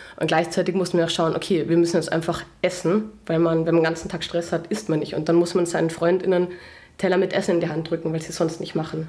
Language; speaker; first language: German; non-native, local second language; Slovenian